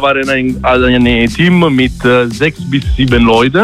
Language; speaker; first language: German; non-native, fluent; Italian